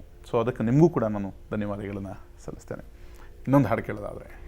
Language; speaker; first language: Kannada; native; Kannada